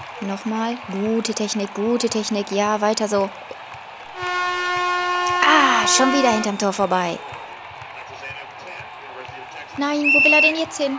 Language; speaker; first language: German; native; German